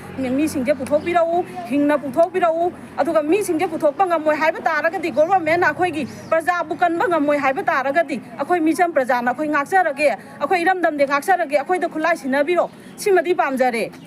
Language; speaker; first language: Manipuri; native; Manipuri